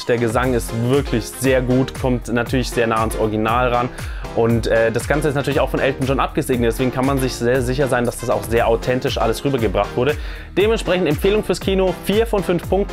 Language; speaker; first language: German; native; German